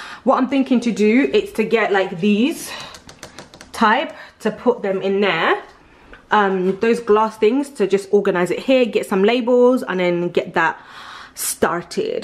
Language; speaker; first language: English; early bilingual, other home language; Lingala